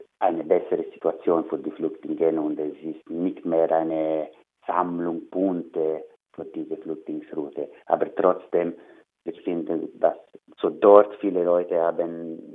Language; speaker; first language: German; non-native, learner; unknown